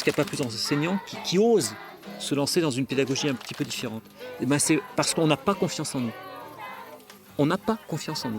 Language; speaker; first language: French; native; French